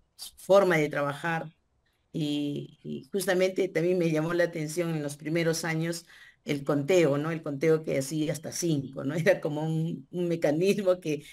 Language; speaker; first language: Spanish; native; Spanish